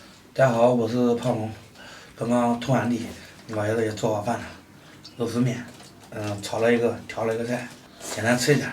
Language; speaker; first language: Chinese; native; Chinese